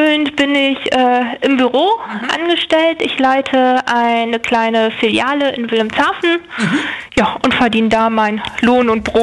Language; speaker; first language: German; native; German